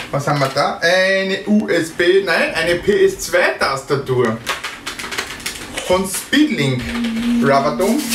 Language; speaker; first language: German; native; German